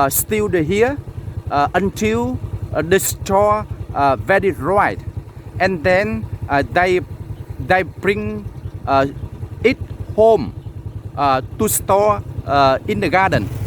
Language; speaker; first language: English; non-native, learner; Vietnamese